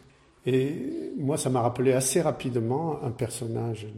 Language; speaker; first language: French; native; French